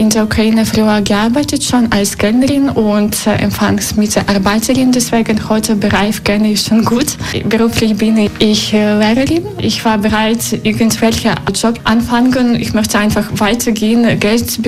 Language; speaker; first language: German; non-native, learner; Ukrainian